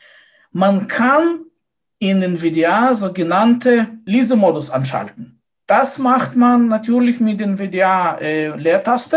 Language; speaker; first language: German; non-native, fluent; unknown